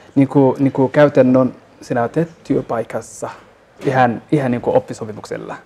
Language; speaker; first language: Finnish; non-native, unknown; Somali